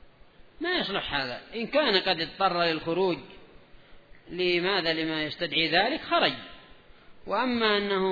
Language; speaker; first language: Arabic; native; Arabic